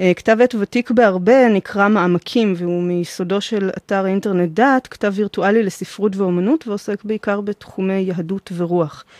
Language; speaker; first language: Hebrew; native; Hebrew